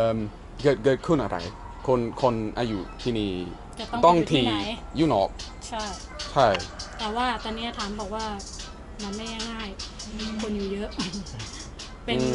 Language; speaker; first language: Thai; non-native, learner; English